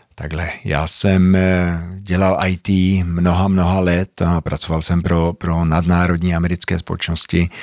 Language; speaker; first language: Czech; early bilingual, heritage; Czech